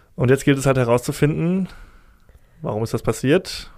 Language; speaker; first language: German; native; German